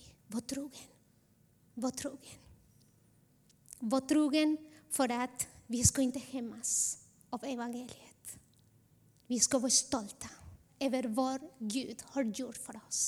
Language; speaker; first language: Swedish; non-native, fluent; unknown